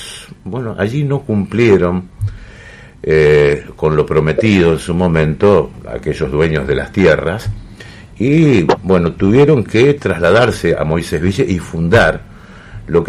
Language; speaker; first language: Spanish; native; Spanish